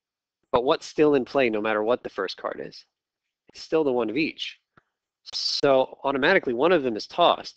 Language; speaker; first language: English; native; English